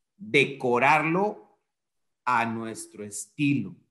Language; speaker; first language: Spanish; native; Spanish